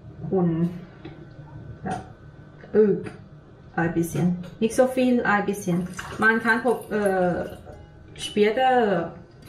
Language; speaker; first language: German; non-native, learner; Thai